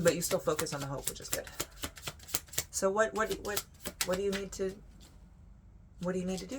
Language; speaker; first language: English; native; English